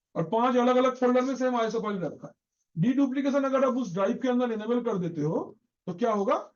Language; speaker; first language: Hindi; non-native, local second language; Bangla